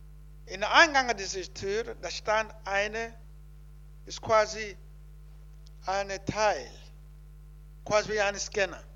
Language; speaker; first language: German; non-native, learner; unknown